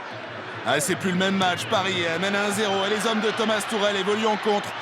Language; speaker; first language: French; native; French